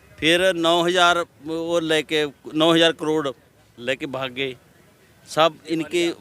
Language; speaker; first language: Hindi; non-native, local second language; Punjabi